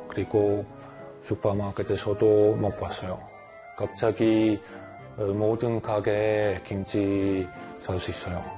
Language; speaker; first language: Korean; non-native, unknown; German